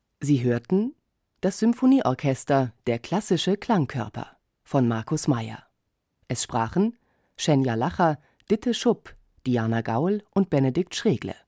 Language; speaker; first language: German; native; German